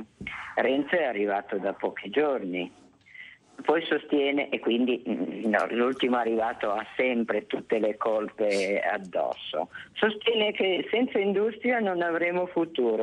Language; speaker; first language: Italian; native; Italian